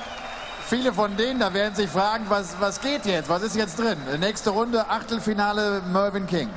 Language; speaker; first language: German; native; German